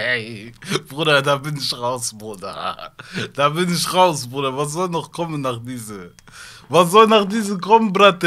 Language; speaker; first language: German; early bilingual, other home language; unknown